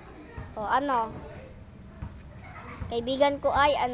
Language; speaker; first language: Filipino; non-native, local second language; Cebuano